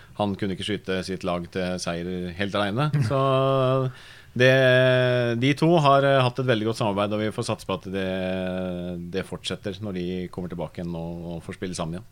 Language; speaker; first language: Norwegian; native; Norwegian